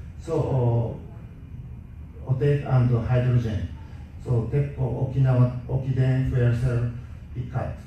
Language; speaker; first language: English; non-native, learner; Japanese